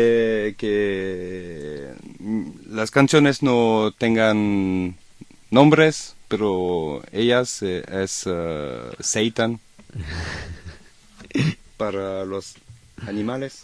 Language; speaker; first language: Spanish; non-native, learner; French